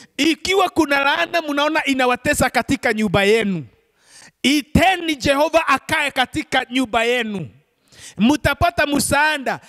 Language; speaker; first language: Swahili; non-native, local second language; Kikuyu